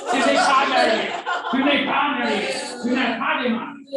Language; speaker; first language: French; non-native, fluent; English